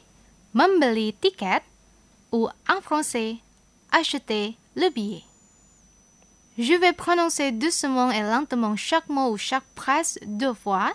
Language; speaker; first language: French; non-native, fluent; Indonesian